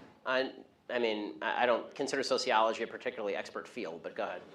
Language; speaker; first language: English; native; English